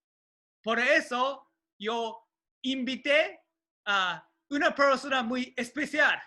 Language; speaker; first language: Spanish; non-native, learner; Japanese